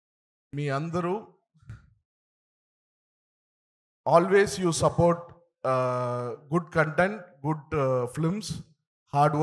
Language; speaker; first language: Telugu; non-native, learner; Tamil